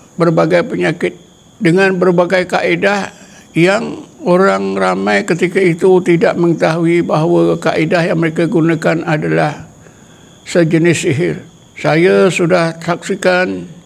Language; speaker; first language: Malay; non-native, local second language; Javanese